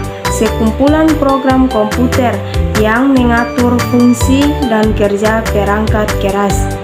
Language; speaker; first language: Indonesian; native; Indonesian